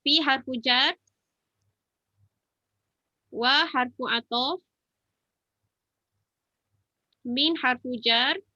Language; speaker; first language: Arabic; non-native, fluent; Malay